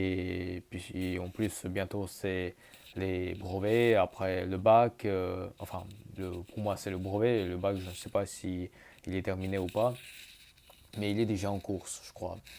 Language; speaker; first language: French; early bilingual, other home language; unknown